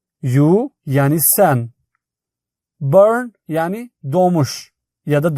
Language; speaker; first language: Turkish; non-native, fluent; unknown